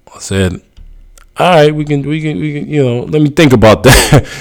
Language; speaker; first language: English; early bilingual, other home language; Spanish